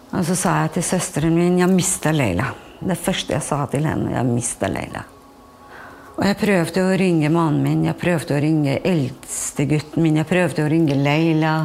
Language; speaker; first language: Norwegian; non-native, fluent; Albanian